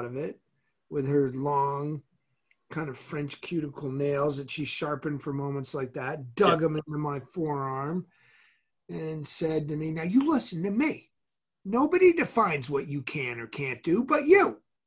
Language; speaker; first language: English; native; English